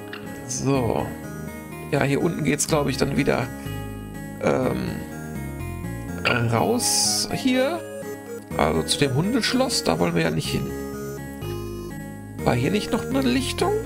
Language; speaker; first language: German; native; German